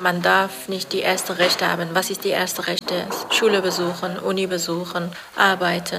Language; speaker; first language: German; non-native, learner; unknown